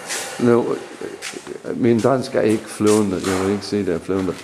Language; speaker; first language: Danish; non-native, learner; English